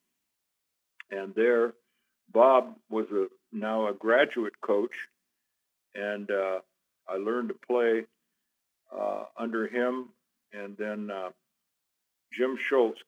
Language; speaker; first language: English; native; English